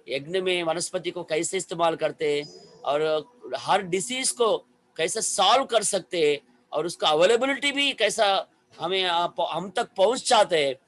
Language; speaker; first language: Hindi; non-native, local second language; Telugu